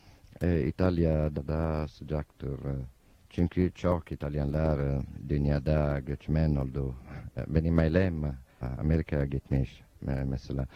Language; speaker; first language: Turkish; non-native, fluent; Italian